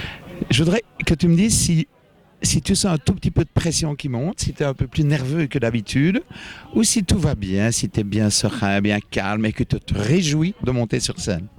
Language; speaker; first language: French; native; French